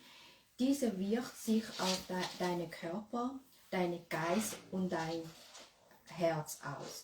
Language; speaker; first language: German; non-native, learner; Thai